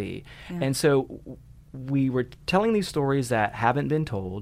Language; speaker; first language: English; native; English